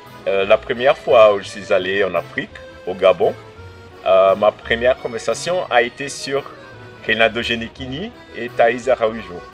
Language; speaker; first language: French; non-native, fluent; Portuguese